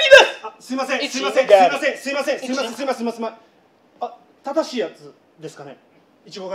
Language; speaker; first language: Japanese; native; Japanese